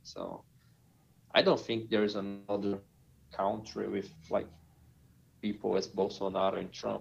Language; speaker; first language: English; non-native, fluent; Portuguese